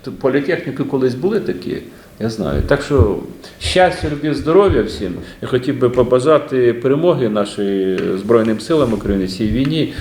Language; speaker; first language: Ukrainian; native; Ukrainian